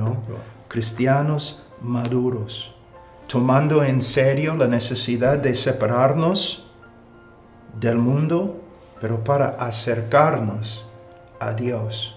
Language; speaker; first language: Spanish; non-native, fluent; English